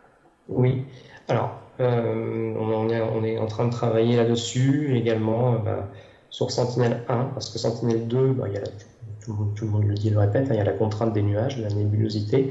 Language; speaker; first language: French; native; French